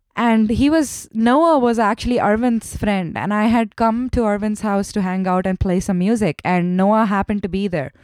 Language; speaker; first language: English; non-native, local second language; Tamil